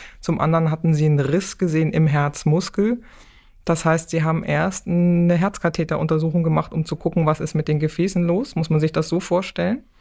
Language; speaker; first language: German; native; German